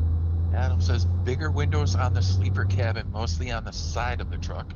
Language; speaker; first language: English; native; English